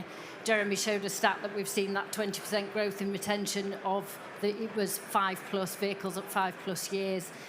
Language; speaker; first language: English; native; English